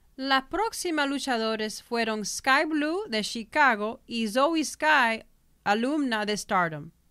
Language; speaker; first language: Spanish; early bilingual, heritage; Spanish